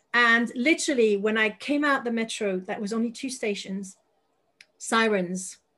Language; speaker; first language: English; non-native, fluent; French